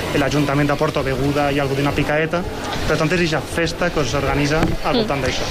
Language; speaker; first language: Catalan; native; Catalan